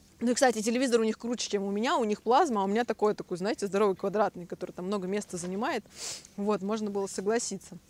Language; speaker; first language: Russian; native; Russian